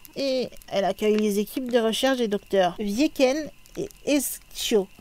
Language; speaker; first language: French; native; French